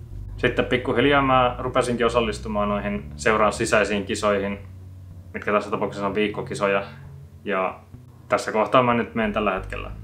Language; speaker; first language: Finnish; native; Finnish